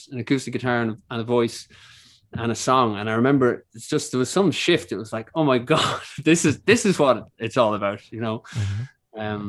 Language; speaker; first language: English; native; English